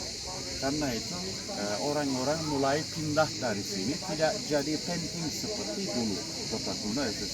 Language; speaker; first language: Indonesian; non-native, learner; Turkish